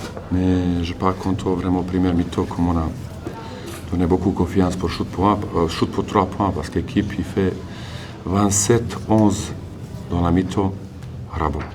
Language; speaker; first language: French; non-native, learner; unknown